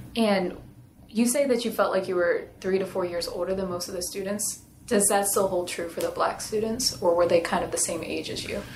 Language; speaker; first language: English; native; English